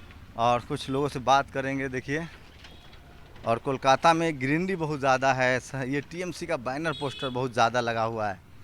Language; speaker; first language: Hindi; native; Hindi